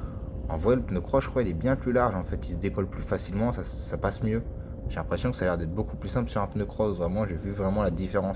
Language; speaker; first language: French; native; French